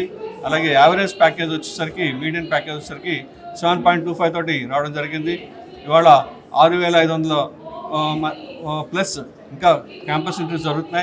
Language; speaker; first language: Telugu; native; Telugu